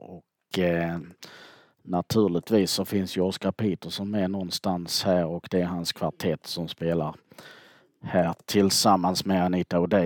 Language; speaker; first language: Swedish; native; Swedish